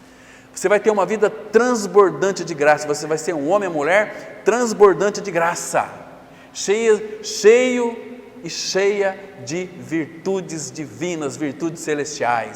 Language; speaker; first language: Portuguese; native; Portuguese